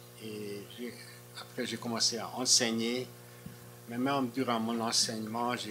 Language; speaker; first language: French; non-native, fluent; Hungarian